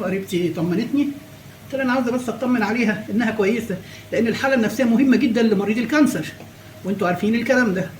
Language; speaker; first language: Arabic; native; Arabic